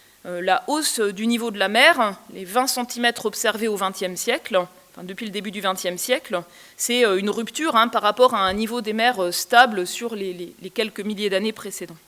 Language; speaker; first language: French; native; French